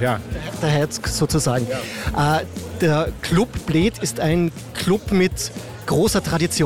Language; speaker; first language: German; native; German